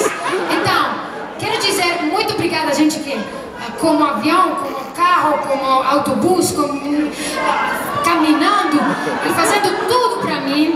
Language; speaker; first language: Portuguese; non-native, learner; Italian